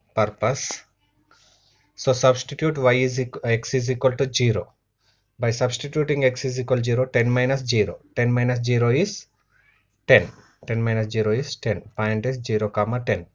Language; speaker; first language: English; non-native, local second language; Telugu